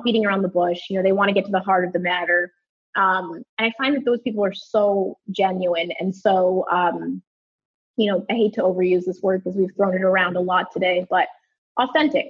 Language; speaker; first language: English; native; English